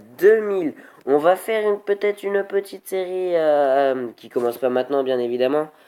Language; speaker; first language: French; native; French